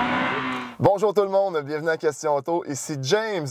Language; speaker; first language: French; native; French